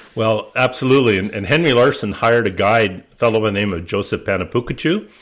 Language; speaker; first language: English; native; English